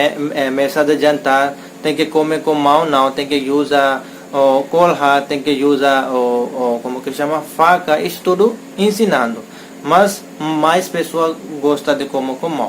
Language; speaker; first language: Portuguese; non-native, learner; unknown